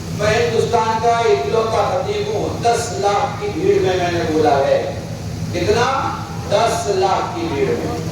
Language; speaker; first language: Urdu; native; Urdu